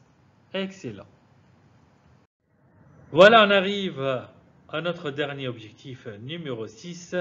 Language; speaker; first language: French; non-native, fluent; Arabic